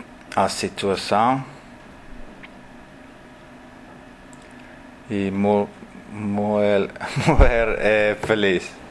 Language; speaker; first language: Spanish; non-native, learner; Portuguese